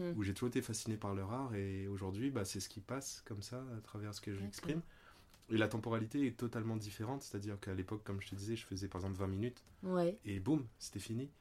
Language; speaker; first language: French; native; French